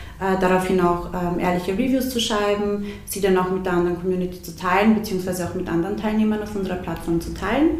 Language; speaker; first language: German; early bilingual, other home language; Bosnian